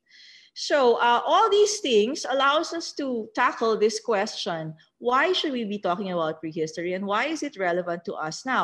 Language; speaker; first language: English; non-native, local second language; Filipino